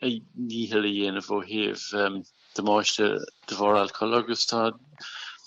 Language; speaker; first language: Irish; non-native, local second language; English